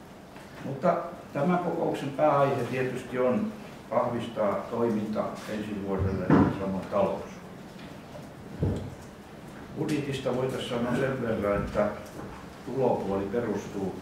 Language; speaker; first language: Finnish; native; Finnish